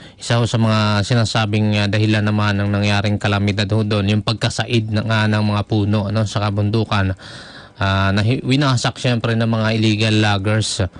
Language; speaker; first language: Filipino; native; Filipino